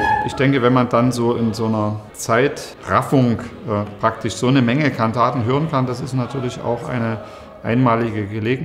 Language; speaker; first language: German; native; German